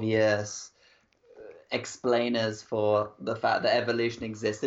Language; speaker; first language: English; native; English